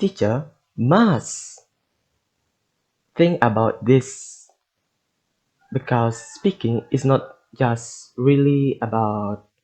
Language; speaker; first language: English; non-native, learner; Indonesian